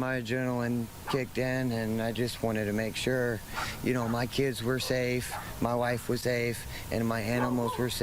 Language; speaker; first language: English; native; English